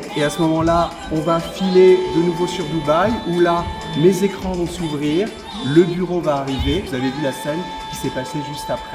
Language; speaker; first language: French; native; French